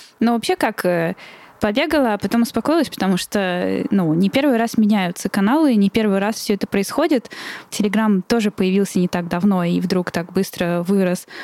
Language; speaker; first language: Russian; native; Russian